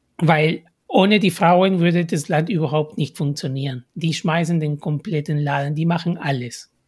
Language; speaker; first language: German; non-native, fluent; Spanish